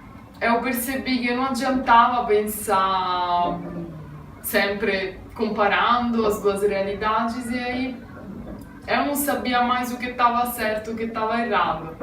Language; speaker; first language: Portuguese; non-native, fluent; Italian